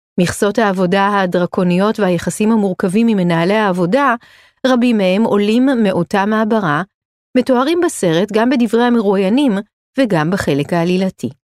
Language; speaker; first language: Hebrew; native; Hebrew